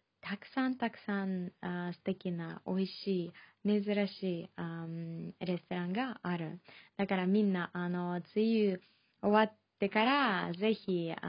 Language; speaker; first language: Japanese; non-native, fluent; Chinese